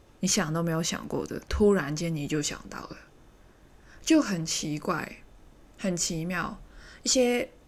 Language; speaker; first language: Chinese; native; Chinese